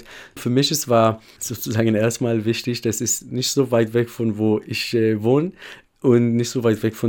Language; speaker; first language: German; non-native, fluent; Hebrew